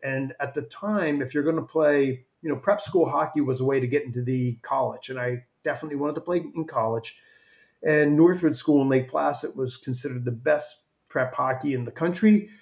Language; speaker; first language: English; native; English